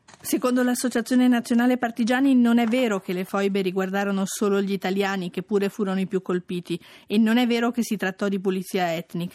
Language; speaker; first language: Italian; native; Italian